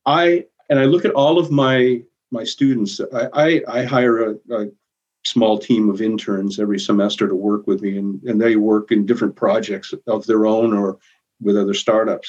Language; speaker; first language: English; native; English